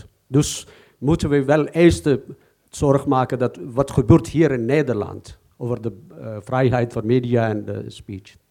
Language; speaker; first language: Dutch; non-native, learner; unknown